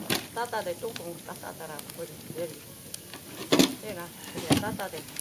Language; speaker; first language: Korean; native; Korean